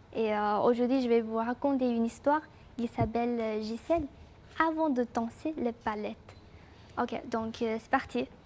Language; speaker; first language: French; non-native, fluent; Chinese